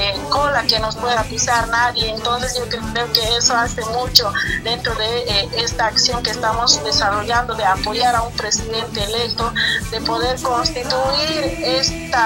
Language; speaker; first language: Spanish; native; Spanish